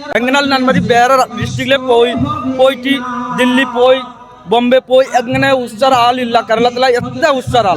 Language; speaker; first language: Malayalam; non-native, learner; Bangla